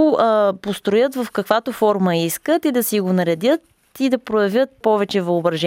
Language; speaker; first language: Bulgarian; native; Bulgarian